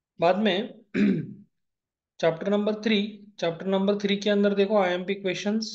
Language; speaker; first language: Hindi; non-native, local second language; Marathi